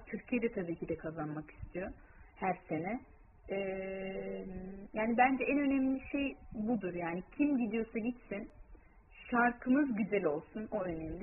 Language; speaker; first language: Turkish; early bilingual, heritage; Turkish